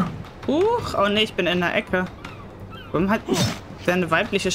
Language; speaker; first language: German; native; German